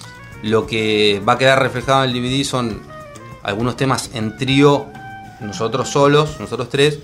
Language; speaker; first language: Spanish; native; Spanish